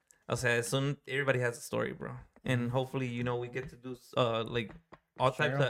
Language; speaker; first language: English; early bilingual, other home language; Spanish